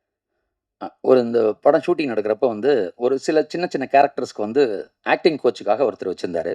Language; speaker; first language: Tamil; native; Tamil